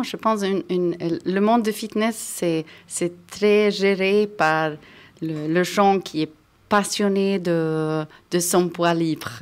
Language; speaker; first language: French; non-native, fluent; Swedish